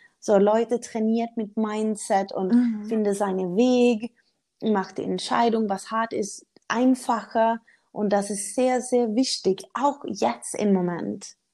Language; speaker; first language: German; non-native, learner; Swedish